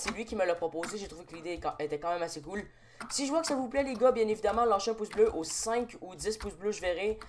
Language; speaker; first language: French; native; French